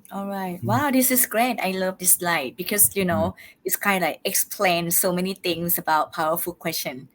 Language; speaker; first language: English; non-native, fluent; Thai